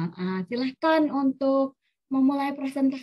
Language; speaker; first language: Indonesian; native; Indonesian